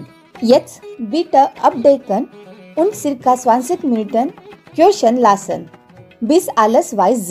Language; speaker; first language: German; non-native, learner; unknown